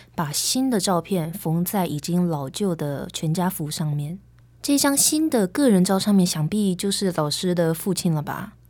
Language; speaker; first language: Chinese; native; Chinese